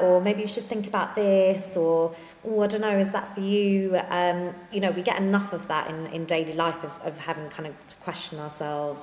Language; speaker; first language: English; native; English